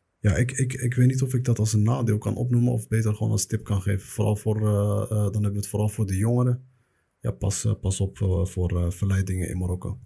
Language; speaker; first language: Dutch; early bilingual, other home language; Arabic